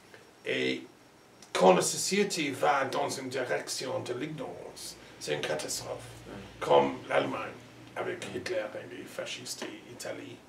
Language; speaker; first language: French; non-native, learner; English